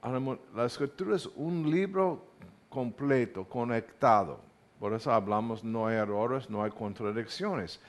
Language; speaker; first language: Spanish; non-native, learner; English